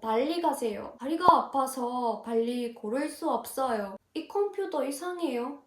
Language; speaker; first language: Korean; non-native, fluent; Ukrainian